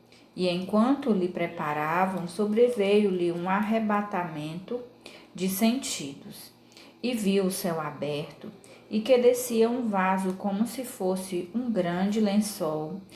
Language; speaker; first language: Portuguese; native; Portuguese